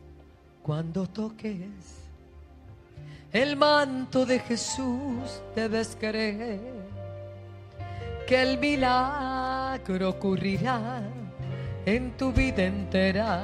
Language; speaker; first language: Spanish; native; Spanish